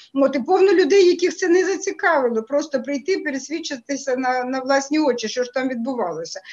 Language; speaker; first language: Ukrainian; native; Ukrainian